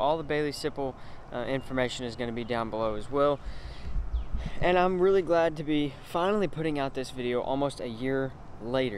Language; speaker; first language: English; native; English